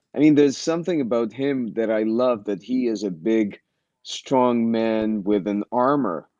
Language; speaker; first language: English; early bilingual, other home language; Russian